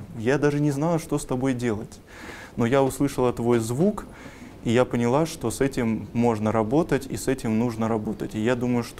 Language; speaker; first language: Russian; native; Russian